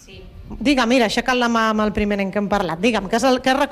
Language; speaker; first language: Catalan; native; Catalan